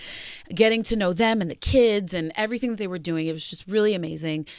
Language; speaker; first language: English; native; English